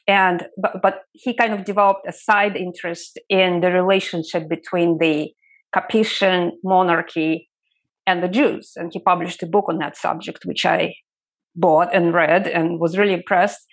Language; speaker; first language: English; non-native, fluent; Russian